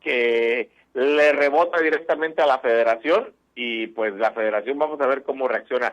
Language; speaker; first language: Spanish; native; Spanish